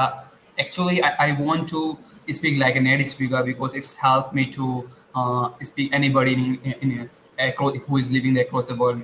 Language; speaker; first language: English; non-native, learner; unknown